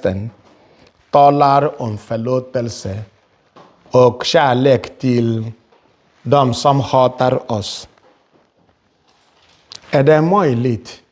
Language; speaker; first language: Swedish; non-native, fluent; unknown